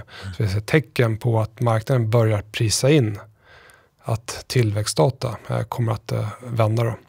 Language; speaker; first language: Swedish; native; Swedish